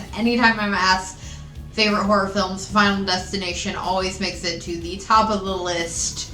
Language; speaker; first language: English; native; English